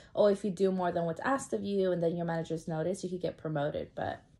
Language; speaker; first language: English; early bilingual, other home language; Spanish